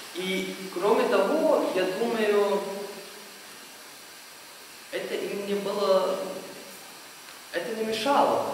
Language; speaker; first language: Russian; non-native, fluent; German